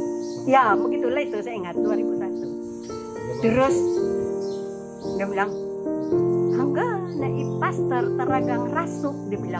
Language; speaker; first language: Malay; non-native, local second language; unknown